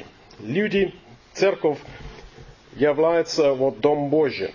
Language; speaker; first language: Russian; non-native, fluent; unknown